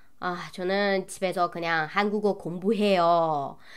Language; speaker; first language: Korean; non-native, learner; Chinese